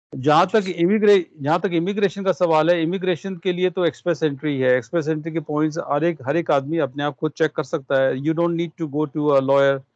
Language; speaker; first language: Hindi; non-native, local second language; Punjabi